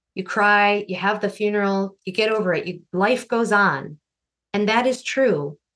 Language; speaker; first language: English; native; English